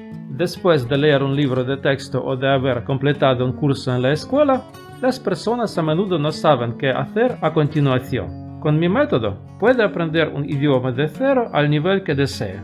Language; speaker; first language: Spanish; non-native, fluent; Russian